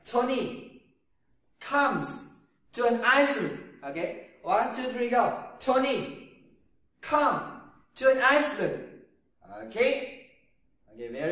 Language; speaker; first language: English; non-native, learner; Vietnamese